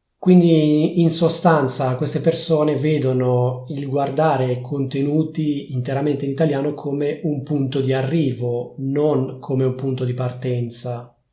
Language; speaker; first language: Italian; native; Italian